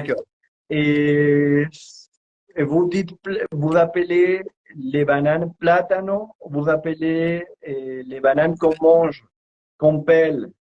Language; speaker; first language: French; non-native, fluent; Spanish